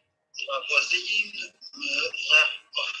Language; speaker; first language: French; non-native, learner; English